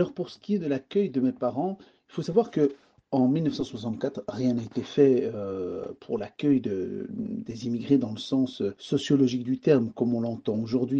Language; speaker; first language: French; early bilingual, other home language; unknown